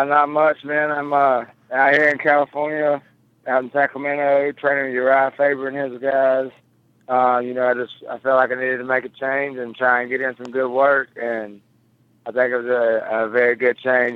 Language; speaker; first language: English; native; English